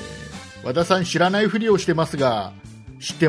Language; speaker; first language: Japanese; native; Japanese